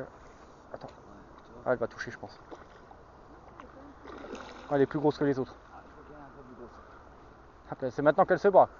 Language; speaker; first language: French; native; French